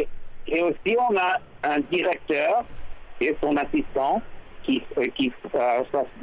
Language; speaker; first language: French; non-native, fluent; English